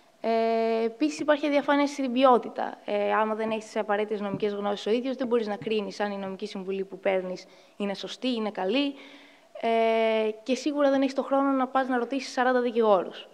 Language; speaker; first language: Greek; native; Greek